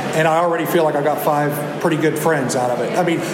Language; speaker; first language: English; native; English